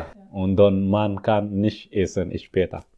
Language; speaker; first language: German; non-native, learner; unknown